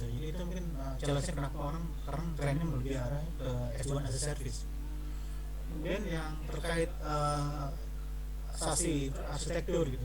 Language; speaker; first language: Indonesian; native; Indonesian